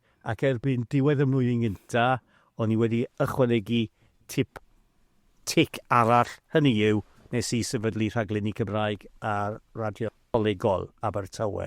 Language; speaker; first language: Welsh; non-native, fluent; English